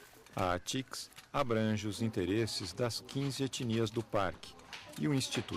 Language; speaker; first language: Portuguese; native; Portuguese